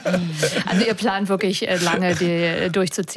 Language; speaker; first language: German; native; German